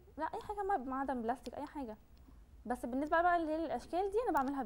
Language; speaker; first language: Arabic; native; Arabic